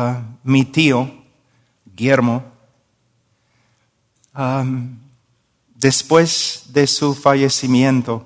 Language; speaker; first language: Spanish; non-native, fluent; English